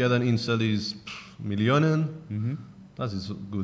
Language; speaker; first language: German; non-native, learner; Spanish